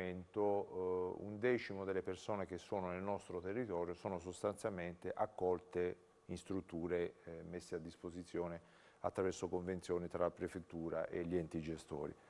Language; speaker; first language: Italian; native; Italian